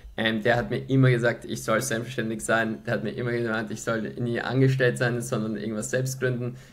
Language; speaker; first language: German; early bilingual, other home language; Polish